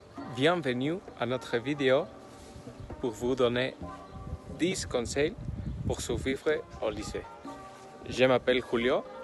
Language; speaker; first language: French; non-native, learner; Spanish